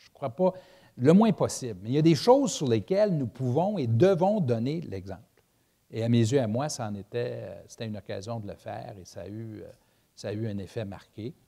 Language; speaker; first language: French; native; French